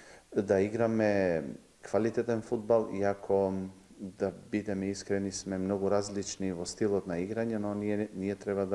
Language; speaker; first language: Macedonian; non-native, local second language; Albanian